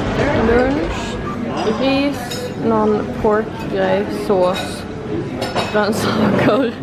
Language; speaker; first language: Swedish; native; Swedish